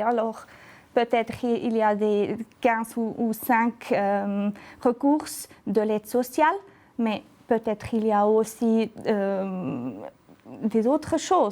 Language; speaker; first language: French; non-native, local second language; German